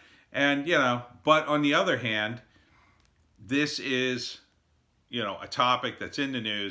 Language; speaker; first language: English; native; English